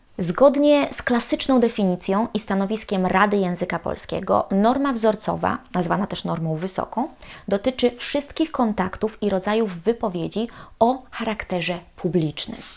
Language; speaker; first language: Polish; native; Polish